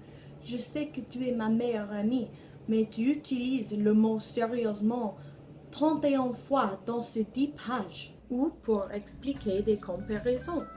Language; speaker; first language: French; non-native, learner; English